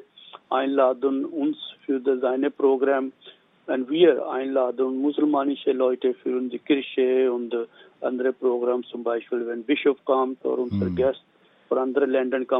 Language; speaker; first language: German; non-native, learner; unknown